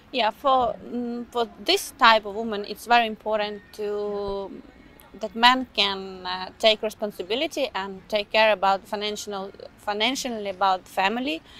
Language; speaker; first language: English; non-native, fluent; Ukrainian